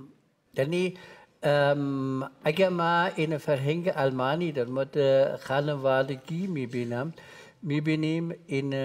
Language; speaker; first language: Persian; non-native, learner; German